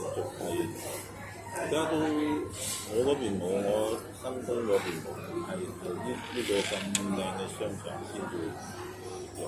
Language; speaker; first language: Cantonese; native; Cantonese